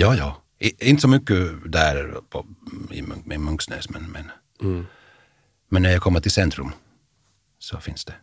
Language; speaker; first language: Swedish; non-native, fluent; Finnish